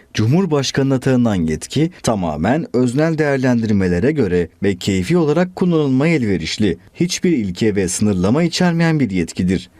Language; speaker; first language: Turkish; native; Turkish